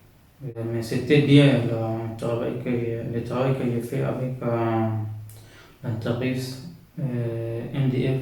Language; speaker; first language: French; non-native, fluent; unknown